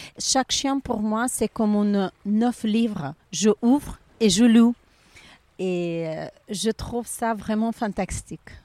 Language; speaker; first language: French; non-native, learner; Ukrainian